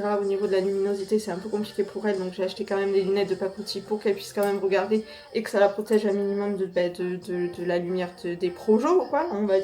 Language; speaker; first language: French; native; French